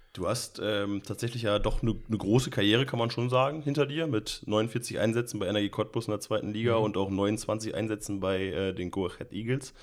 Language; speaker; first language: German; native; German